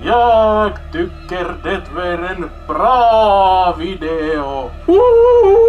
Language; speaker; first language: Swedish; non-native, local second language; Finnish